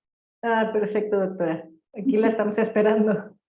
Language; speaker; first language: Spanish; native; Spanish